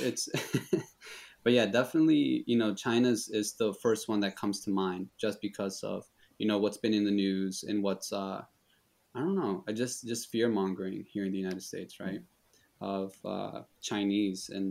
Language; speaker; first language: English; early bilingual, other home language; Spanish